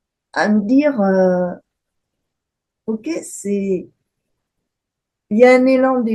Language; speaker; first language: French; native; French